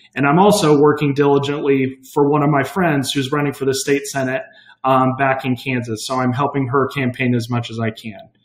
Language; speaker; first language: English; native; English